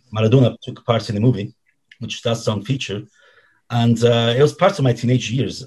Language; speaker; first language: English; non-native, fluent; Italian